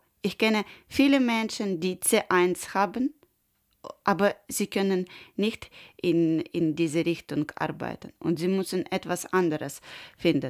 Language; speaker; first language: German; non-native, learner; Ukrainian